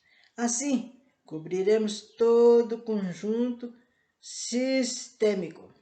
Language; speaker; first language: Portuguese; native; Portuguese